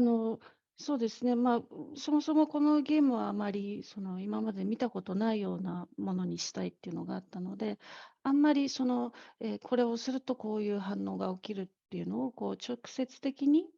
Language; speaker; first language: Japanese; native; Japanese